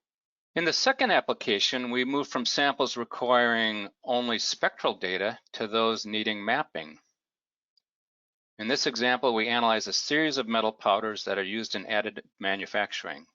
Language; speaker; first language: English; native; English